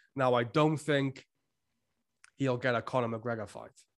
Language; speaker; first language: English; native; English